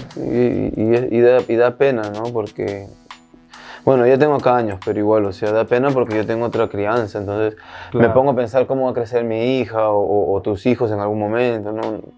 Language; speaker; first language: Spanish; early bilingual, heritage; Spanish